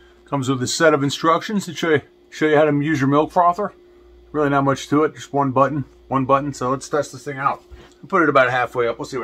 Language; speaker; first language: English; native; English